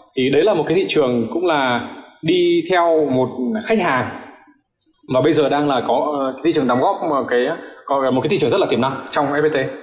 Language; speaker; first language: Vietnamese; early bilingual, heritage; Vietnamese